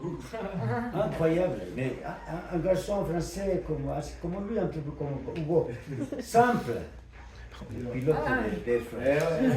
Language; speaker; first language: French; non-native, fluent; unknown